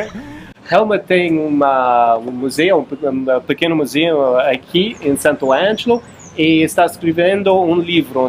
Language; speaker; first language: Portuguese; non-native, fluent; English